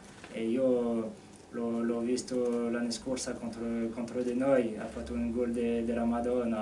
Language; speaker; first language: Italian; non-native, fluent; French